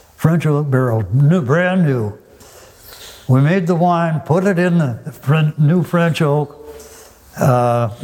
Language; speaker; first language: English; native; English